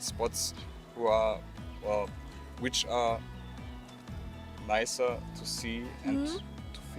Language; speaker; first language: English; non-native, learner; German